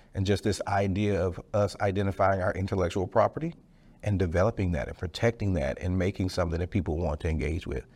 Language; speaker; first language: English; native; English